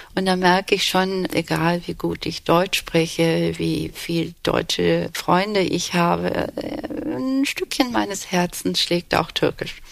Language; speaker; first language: German; early bilingual, other home language; Turkish